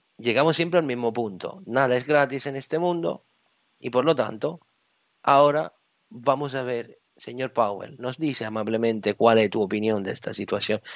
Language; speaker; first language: Spanish; non-native, fluent; Italian